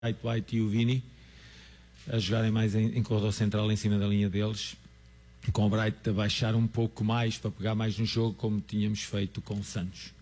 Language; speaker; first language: Portuguese; native; Portuguese